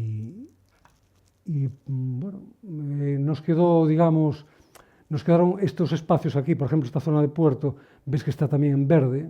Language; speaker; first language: Spanish; native; Spanish